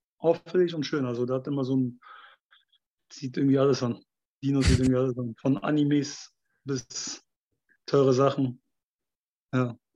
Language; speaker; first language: German; early bilingual, other home language; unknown